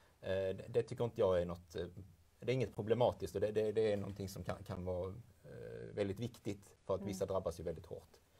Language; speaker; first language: Swedish; native; Swedish